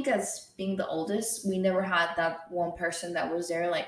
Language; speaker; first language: English; non-native, fluent; Spanish